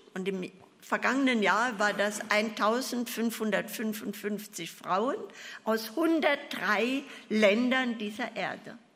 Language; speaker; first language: German; native; German